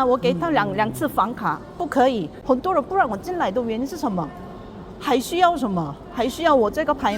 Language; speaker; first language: Chinese; non-native, fluent; Korean